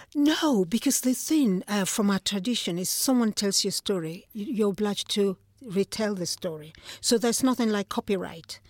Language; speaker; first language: English; non-native, local second language; Igbo